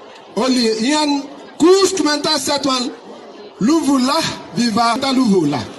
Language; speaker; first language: Finnish; non-native, learner; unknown